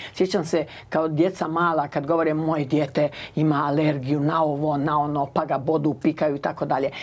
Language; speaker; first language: Croatian; native; Croatian